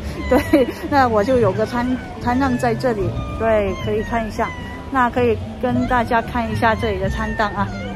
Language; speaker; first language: Chinese; native; Chinese